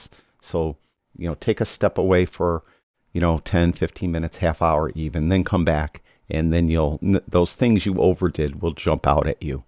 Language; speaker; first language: English; native; English